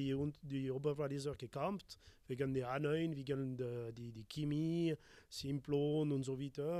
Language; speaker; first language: German; non-native, local second language; French